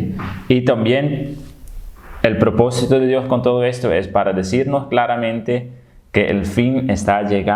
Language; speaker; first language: Spanish; non-native, fluent; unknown